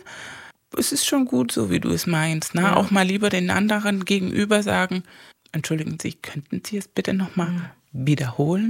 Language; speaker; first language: German; non-native, fluent; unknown